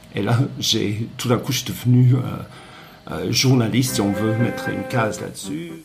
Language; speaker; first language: French; non-native, fluent; English